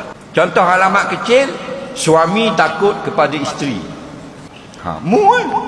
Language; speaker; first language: Malay; native; Malay